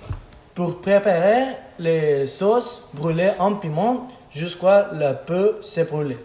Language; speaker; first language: French; non-native, learner; Spanish